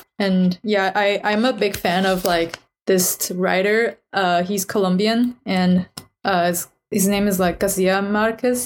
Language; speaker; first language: English; non-native, fluent; Chinese